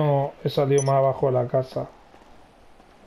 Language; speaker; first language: Spanish; native; Spanish